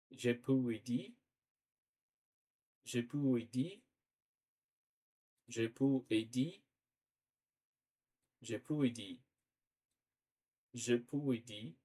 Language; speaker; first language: French; non-native, learner; Portuguese